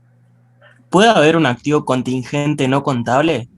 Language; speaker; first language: Spanish; native; Spanish